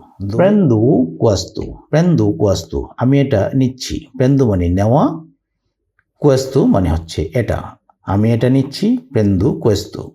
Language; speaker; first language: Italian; non-native, learner; Bangla